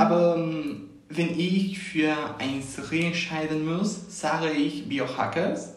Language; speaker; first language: German; non-native, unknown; Spanish